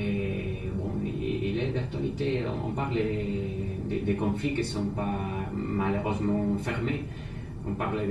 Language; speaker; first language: French; non-native, fluent; Spanish